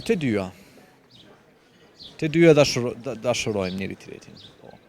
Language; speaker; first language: Albanian; non-native, fluent; German